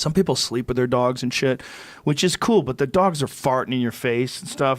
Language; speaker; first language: English; native; English